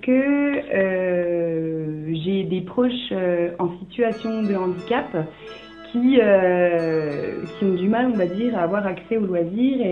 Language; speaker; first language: French; native; French